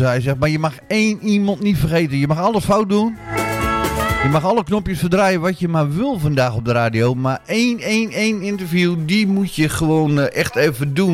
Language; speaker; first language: Dutch; native; Dutch